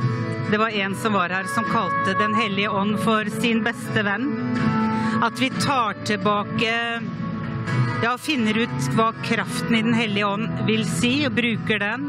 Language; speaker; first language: Norwegian; native; Norwegian